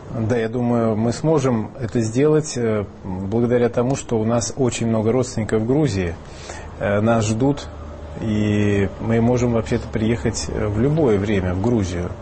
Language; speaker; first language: Russian; native; Russian